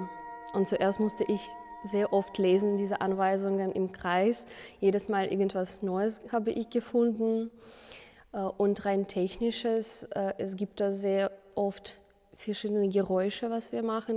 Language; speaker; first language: German; non-native, fluent; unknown